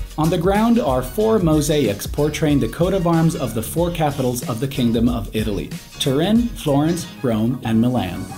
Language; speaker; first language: English; non-native, fluent; Italian